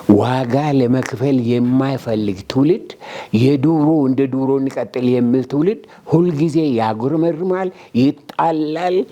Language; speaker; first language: Amharic; non-native, local second language; Oromo